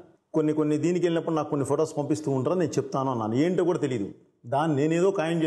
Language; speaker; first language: Telugu; native; Telugu